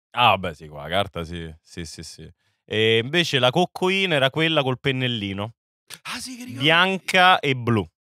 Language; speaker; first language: Italian; native; Italian